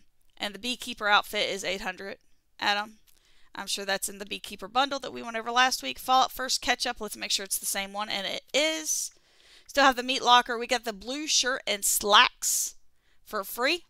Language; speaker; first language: English; native; English